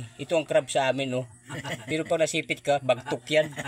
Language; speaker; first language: Filipino; native; Filipino